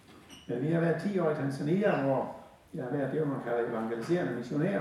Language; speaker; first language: Danish; native; Danish